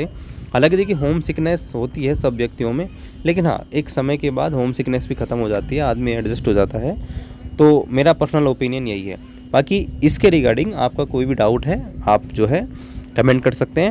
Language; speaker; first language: Hindi; native; Hindi